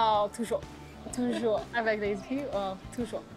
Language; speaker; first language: French; non-native, learner; English